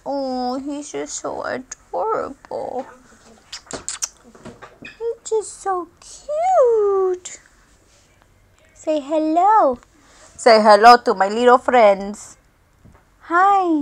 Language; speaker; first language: English; early bilingual, other home language; Spanish